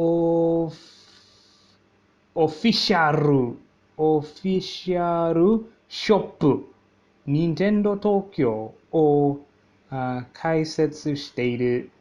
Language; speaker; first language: Japanese; non-native, learner; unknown